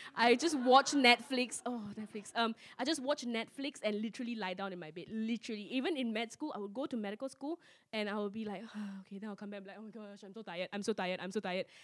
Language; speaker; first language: English; non-native, local second language; Min Nan Chinese